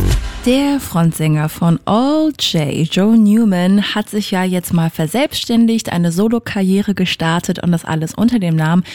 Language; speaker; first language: German; native; German